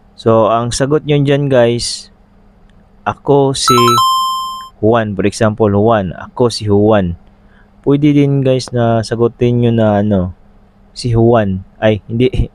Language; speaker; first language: Filipino; non-native, local second language; Cebuano